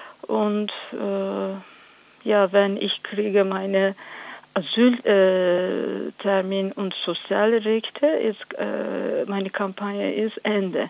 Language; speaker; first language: German; non-native, learner; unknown